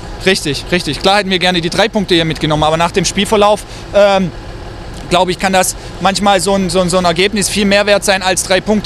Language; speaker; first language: German; native; German